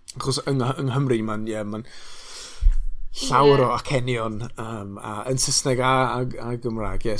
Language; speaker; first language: Welsh; non-native, local second language; English